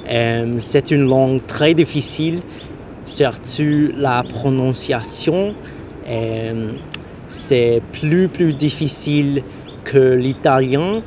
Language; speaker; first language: French; non-native, learner; English